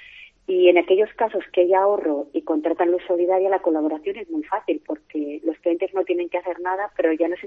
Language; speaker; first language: Spanish; native; Spanish